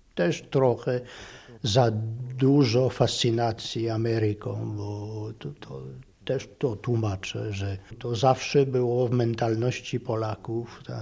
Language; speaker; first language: Polish; non-native, fluent; French